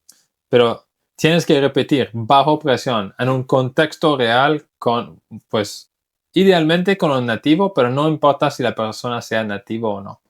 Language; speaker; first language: Spanish; non-native, fluent; English